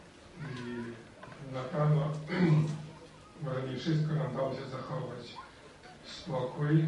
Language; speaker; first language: Polish; non-native, learner; Ukrainian